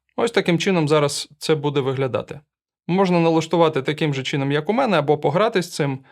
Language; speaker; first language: Ukrainian; non-native, local second language; Russian